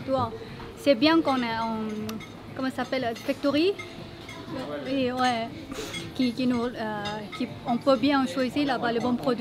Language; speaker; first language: French; non-native, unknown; Thai